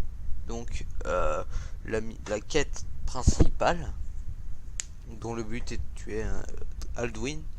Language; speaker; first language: French; native; French